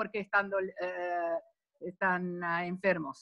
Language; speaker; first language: Spanish; non-native, fluent; Portuguese